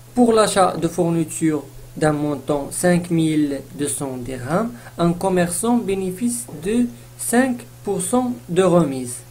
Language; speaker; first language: French; non-native, local second language; Arabic